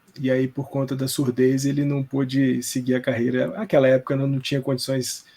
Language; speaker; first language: Portuguese; native; Portuguese